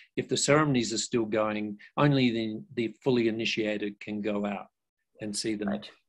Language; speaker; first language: English; native; English